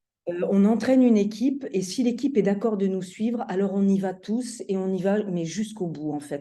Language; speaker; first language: French; native; French